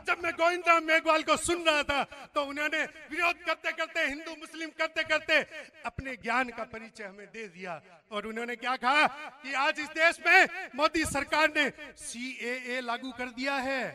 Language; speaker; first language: Hindi; non-native, local second language; Marwari